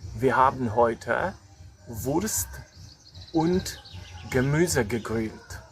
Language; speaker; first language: German; non-native, fluent; Polish